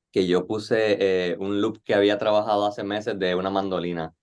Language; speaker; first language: Spanish; native; Spanish